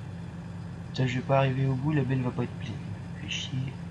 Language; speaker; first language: French; native; French